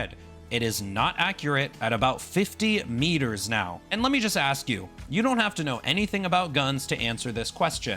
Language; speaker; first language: English; native; English